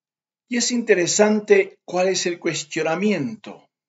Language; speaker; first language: Spanish; native; Spanish